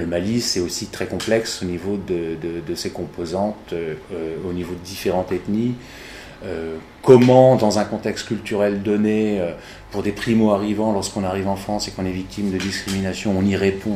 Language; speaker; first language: French; native; French